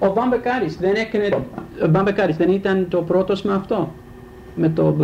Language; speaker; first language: Greek; early bilingual, heritage; Greek